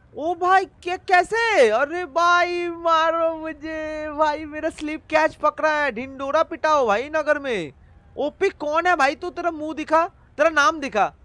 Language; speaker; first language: Hindi; native; Hindi